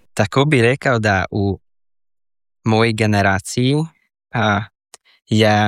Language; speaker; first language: Slovenian; early bilingual, heritage; Slovenian